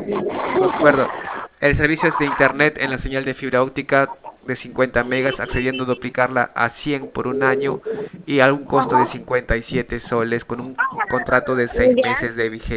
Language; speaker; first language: Spanish; native; Spanish